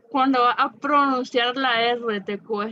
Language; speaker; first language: Spanish; native; Spanish